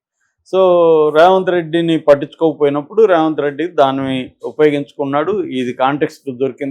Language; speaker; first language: Telugu; native; Telugu